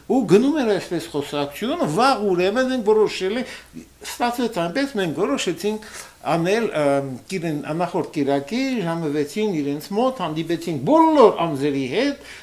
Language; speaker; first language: Armenian; early bilingual, heritage; Armenian